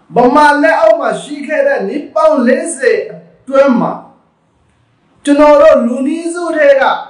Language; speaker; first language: Burmese; non-native, local second language; Rohingya